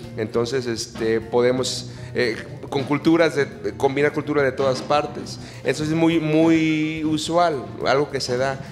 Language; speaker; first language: Spanish; native; Spanish